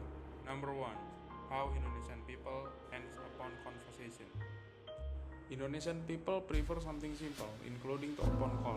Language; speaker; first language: English; non-native, learner; Indonesian